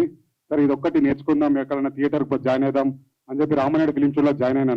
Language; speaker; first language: Telugu; native; Telugu